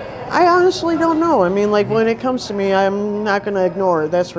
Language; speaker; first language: English; native; English